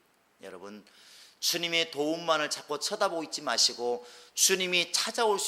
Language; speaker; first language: Korean; native; Korean